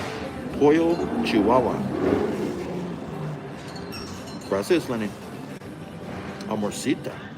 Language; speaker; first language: Spanish; non-native, learner; English